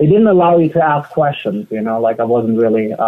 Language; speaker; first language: English; non-native, fluent; German